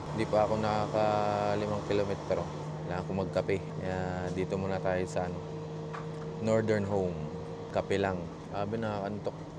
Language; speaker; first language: Filipino; non-native, local second language; Iloko